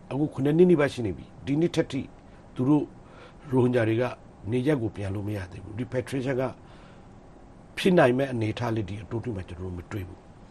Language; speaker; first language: Burmese; non-native, local second language; Rohingya